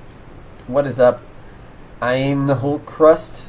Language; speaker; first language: English; native; English